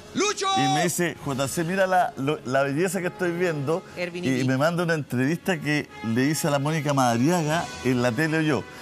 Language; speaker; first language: Spanish; native; Spanish